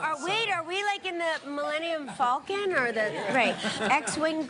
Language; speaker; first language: English; native; English